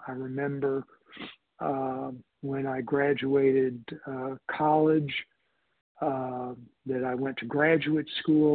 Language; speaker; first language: English; native; English